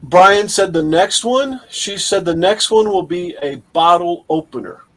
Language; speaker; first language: English; native; English